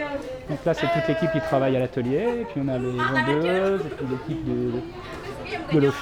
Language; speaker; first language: French; native; French